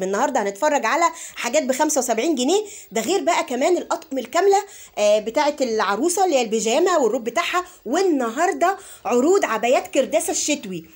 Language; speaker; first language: Arabic; native; Arabic